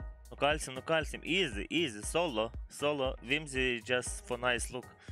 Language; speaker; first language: English; non-native, learner; Lithuanian